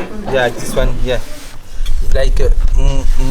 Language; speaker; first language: English; non-native, fluent; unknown